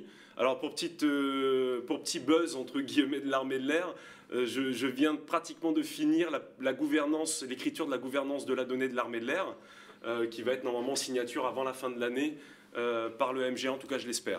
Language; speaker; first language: French; native; French